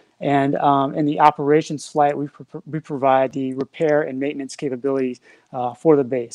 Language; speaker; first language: English; native; English